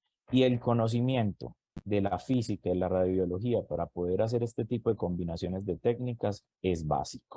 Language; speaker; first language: Spanish; native; Spanish